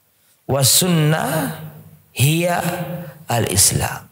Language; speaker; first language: Arabic; non-native, fluent; Indonesian